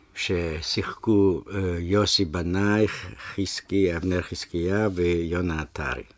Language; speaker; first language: Hebrew; early bilingual, other home language; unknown